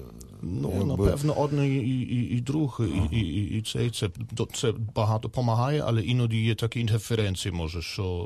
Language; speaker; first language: Ukrainian; non-native, learner; German